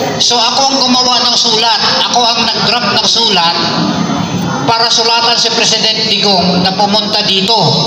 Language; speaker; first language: Filipino; non-native, local second language; Cebuano